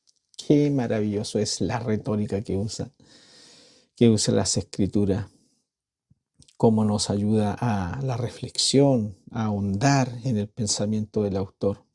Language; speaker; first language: Spanish; native; Spanish